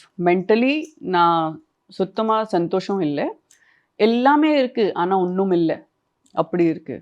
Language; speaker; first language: Tamil; non-native, local second language; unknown